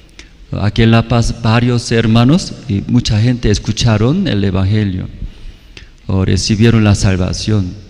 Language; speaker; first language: Spanish; non-native, fluent; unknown